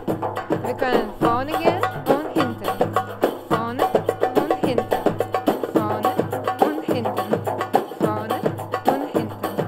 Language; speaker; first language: German; non-native, learner; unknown